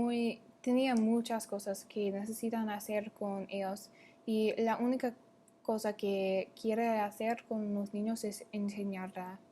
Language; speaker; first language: Spanish; non-native, learner; English